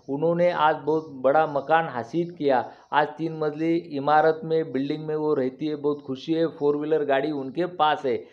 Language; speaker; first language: Hindi; non-native, local second language; Marathi